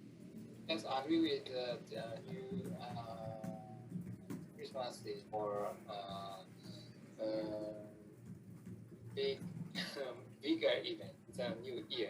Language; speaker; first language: English; non-native, learner; Japanese